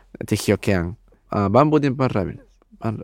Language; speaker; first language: Russian; non-native, learner; Spanish